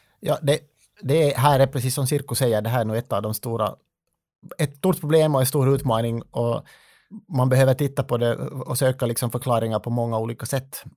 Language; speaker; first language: Swedish; native; Swedish